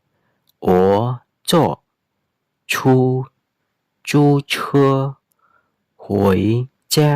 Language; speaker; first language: Chinese; non-native, fluent; Khmer